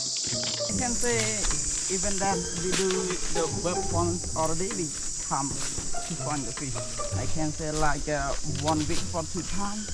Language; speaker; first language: English; non-native, learner; Khmer